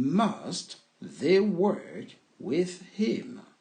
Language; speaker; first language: English; non-native, learner; French